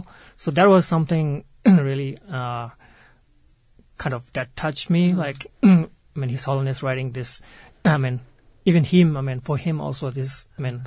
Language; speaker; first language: English; non-native, local second language; Tibetan